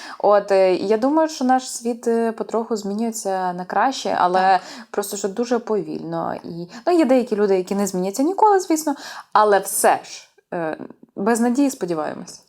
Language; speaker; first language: Ukrainian; native; Ukrainian